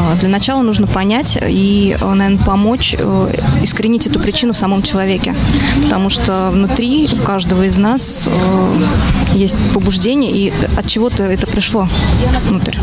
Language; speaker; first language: Russian; native; Russian